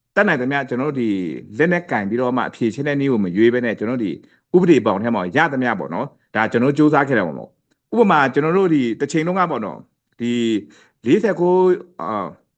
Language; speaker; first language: Burmese; non-native, local second language; Pa'o Karen